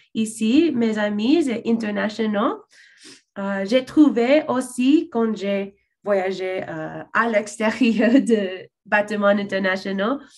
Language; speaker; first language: French; non-native, learner; English